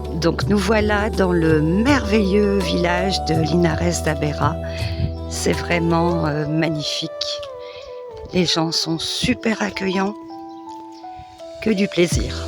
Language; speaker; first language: French; native; French